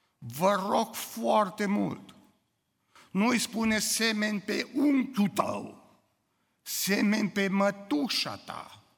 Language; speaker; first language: Romanian; native; Romanian